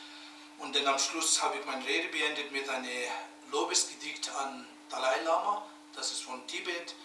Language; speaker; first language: German; non-native, learner; Tibetan